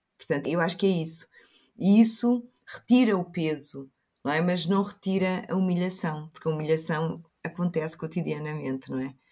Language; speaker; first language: Portuguese; early bilingual, other home language; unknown